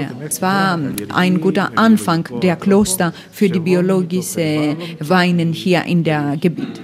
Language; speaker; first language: German; non-native, learner; Greek